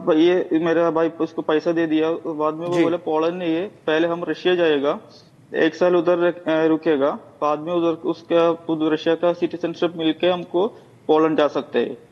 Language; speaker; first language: Hindi; non-native, local second language; Malayalam